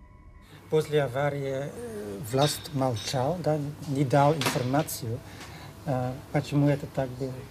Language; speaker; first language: Russian; non-native, learner; Dutch